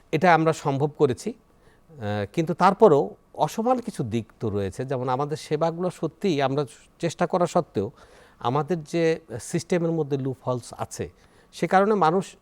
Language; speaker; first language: Bangla; native; Bangla